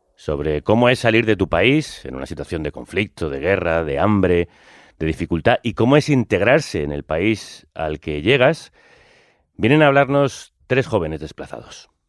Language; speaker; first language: Spanish; native; Spanish